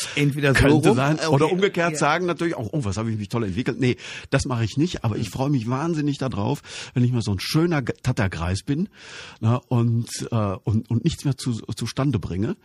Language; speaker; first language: German; native; German